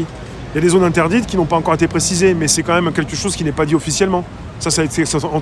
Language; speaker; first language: French; native; French